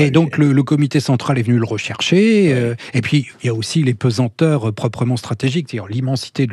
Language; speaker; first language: French; native; French